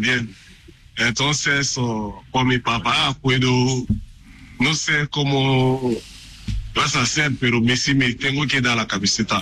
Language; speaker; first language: Spanish; non-native, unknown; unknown